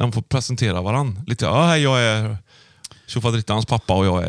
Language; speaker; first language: Swedish; native; Swedish